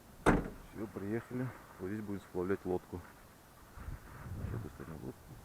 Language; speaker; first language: Russian; native; Russian